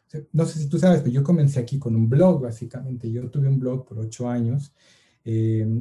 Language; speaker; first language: Spanish; native; Spanish